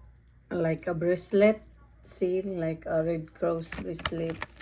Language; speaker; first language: English; non-native, local second language; Filipino